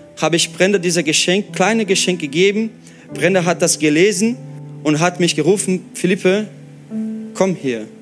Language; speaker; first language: German; non-native, fluent; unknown